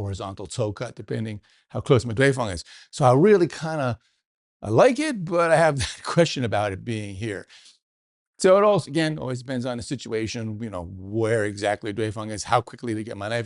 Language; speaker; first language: English; native; English